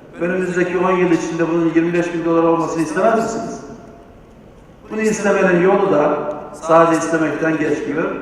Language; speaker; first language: Turkish; native; Turkish